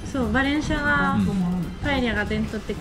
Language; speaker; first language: Japanese; non-native, fluent; Spanish